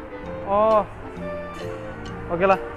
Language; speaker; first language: Indonesian; native; Indonesian